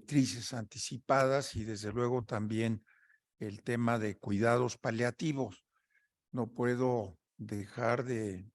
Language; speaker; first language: Spanish; native; Spanish